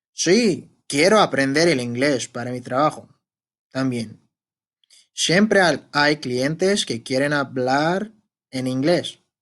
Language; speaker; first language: Spanish; non-native, fluent; Arabic